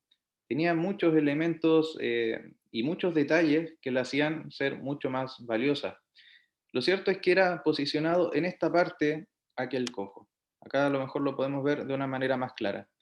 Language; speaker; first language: Spanish; native; Spanish